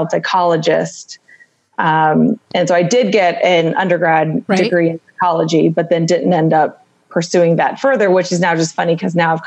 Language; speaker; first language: English; native; English